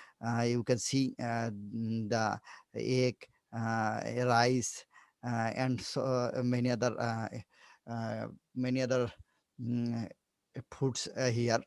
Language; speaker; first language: English; non-native, learner; Bangla